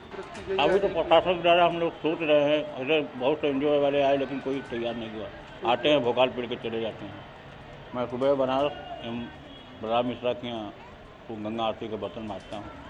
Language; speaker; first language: Hindi; native; Hindi